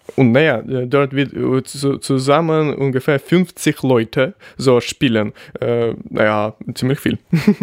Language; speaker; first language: German; non-native, learner; Ukrainian